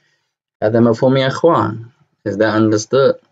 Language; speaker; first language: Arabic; non-native, fluent; English